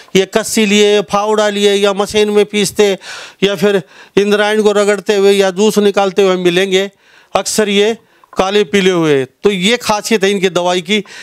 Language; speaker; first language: Hindi; native; Hindi